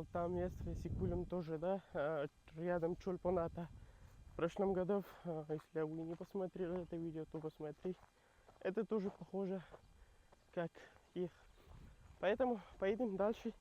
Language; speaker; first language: Russian; non-native, learner; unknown